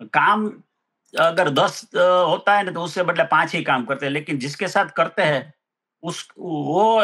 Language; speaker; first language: Hindi; non-native, local second language; Gujarati